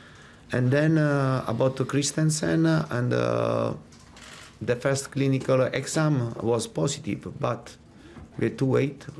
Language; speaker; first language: English; non-native, fluent; Italian